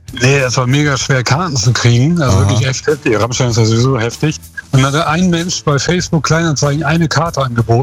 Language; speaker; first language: German; native; German